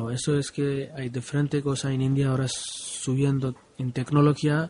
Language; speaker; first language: Spanish; non-native, learner; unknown